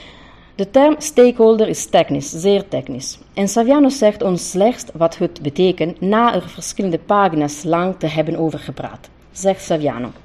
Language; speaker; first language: Dutch; non-native, fluent; Italian